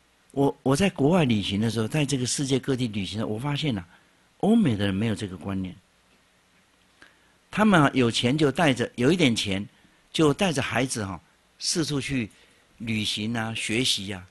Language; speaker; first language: Chinese; native; Chinese